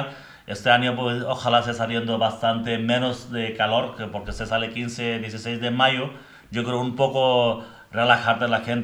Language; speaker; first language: Spanish; non-native, learner; Bangla